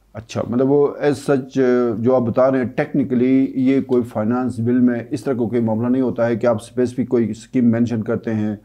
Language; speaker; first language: Urdu; non-native, local second language; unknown